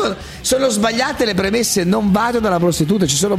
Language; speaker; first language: Italian; native; Italian